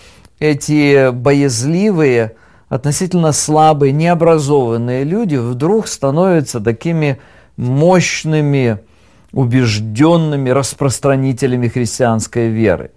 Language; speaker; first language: Russian; native; Russian